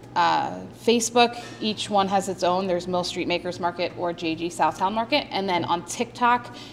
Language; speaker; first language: English; native; English